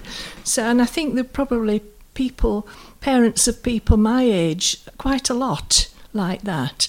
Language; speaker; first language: English; native; English